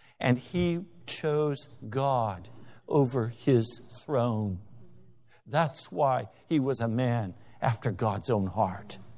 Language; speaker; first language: English; native; English